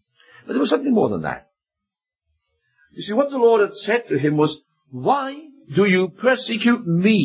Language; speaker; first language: English; native; English